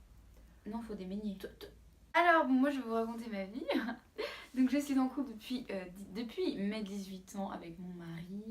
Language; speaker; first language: French; native; French